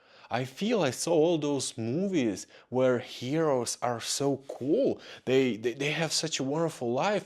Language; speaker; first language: English; non-native, fluent; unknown